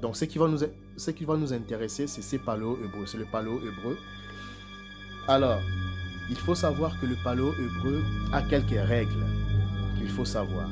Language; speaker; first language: French; non-native, local second language; Kongo